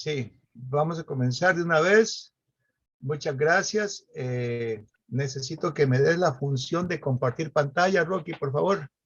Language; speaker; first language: Spanish; native; Spanish